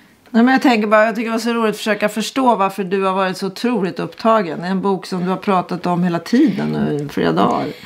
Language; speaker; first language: Swedish; native; Swedish